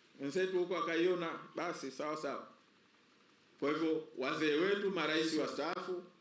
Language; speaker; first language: Swahili; native; Swahili